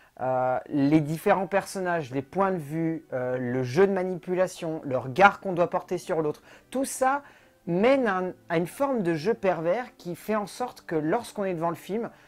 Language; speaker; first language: French; native; French